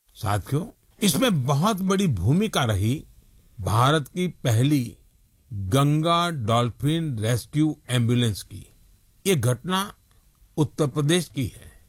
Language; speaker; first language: Hindi; non-native, local second language; Gujarati